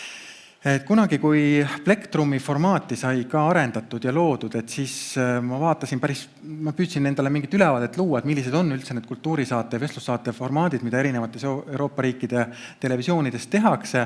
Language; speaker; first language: Estonian; native; Estonian